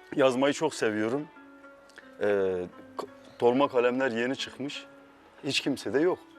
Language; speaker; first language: Turkish; native; Turkish